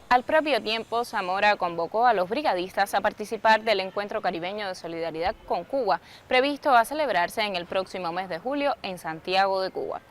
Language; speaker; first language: Spanish; native; Spanish